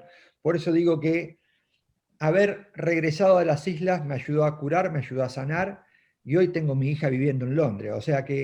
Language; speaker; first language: Spanish; native; Spanish